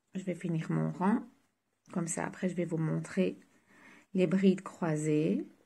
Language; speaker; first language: French; native; French